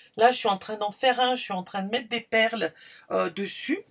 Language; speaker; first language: French; native; French